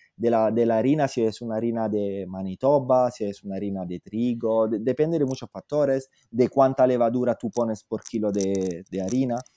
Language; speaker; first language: Spanish; non-native, fluent; Italian